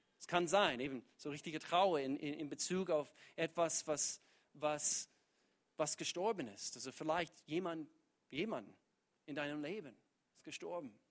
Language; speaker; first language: German; non-native, fluent; English